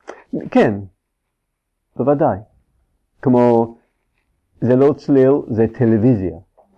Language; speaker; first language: Hebrew; non-native, fluent; English